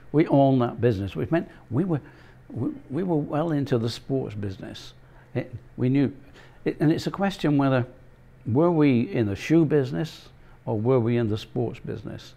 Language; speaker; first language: English; native; English